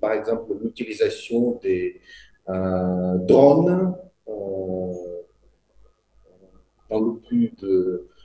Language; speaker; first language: French; non-native, fluent; Russian